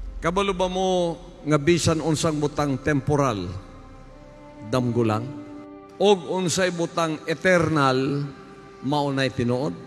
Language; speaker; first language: Cebuano; native; Cebuano